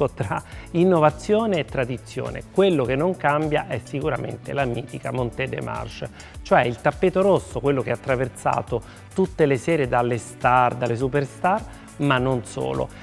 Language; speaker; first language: Italian; native; Italian